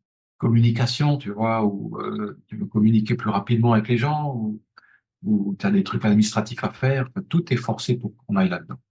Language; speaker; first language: French; native; French